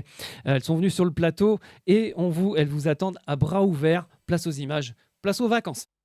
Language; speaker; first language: French; native; French